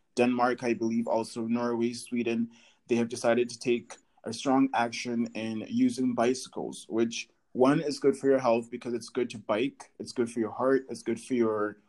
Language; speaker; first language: English; native; English